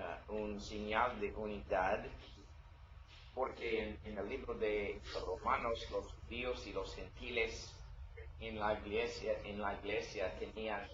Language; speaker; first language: Spanish; non-native, learner; English